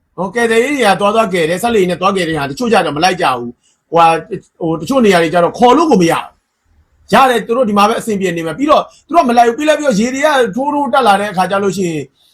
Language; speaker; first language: Burmese; native; Burmese